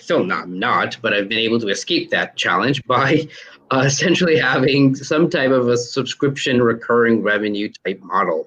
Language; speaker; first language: English; native; English